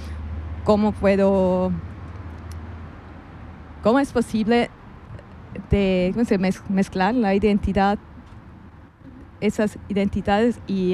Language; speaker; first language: Spanish; non-native, fluent; German